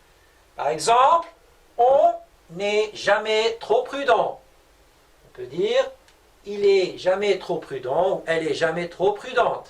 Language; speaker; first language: French; non-native, local second language; Arabic